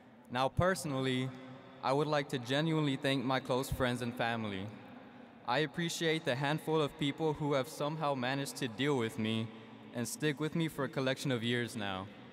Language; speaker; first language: English; early bilingual, other home language; Spanish